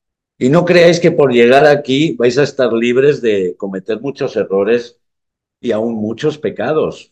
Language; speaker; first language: Spanish; native; Spanish